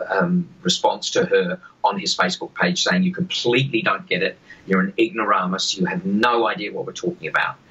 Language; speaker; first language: English; native; English